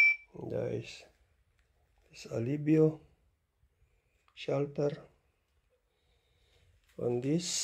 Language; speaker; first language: German; non-native, learner; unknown